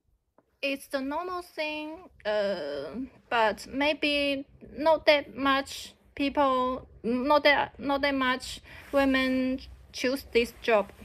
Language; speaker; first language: English; non-native, learner; Chinese